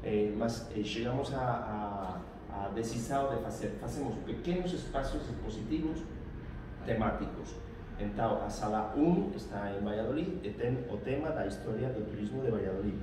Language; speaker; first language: Portuguese; non-native, fluent; Spanish